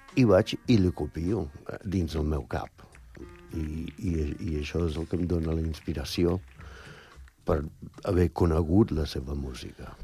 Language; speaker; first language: Catalan; non-native, fluent; English